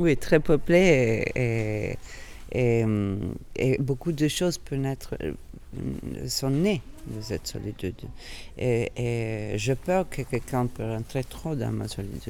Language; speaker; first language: French; non-native, fluent; Italian